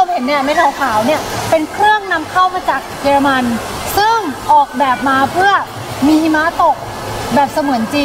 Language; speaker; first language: Thai; native; Thai